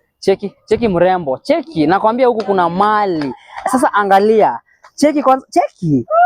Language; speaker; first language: Swahili; native; Swahili